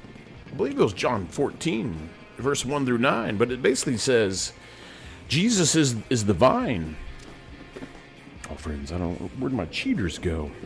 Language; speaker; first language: English; native; English